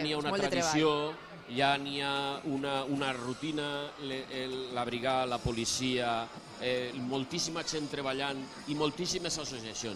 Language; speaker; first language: Catalan; native; Catalan